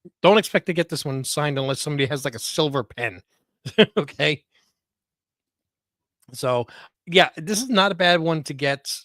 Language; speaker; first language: English; native; English